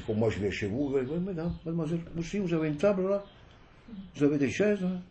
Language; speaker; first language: French; non-native, fluent; Italian